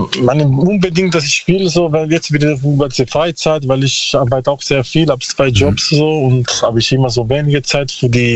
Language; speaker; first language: German; non-native, learner; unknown